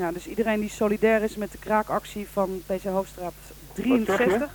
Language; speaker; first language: Dutch; native; Dutch